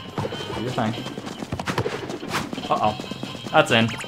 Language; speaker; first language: English; native; English